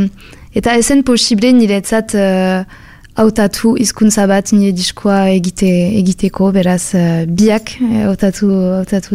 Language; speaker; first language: Basque; non-native, local second language; French